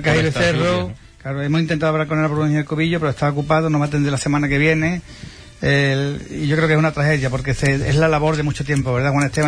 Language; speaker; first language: Spanish; native; Spanish